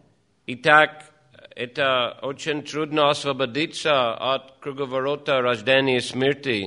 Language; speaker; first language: Russian; non-native, fluent; English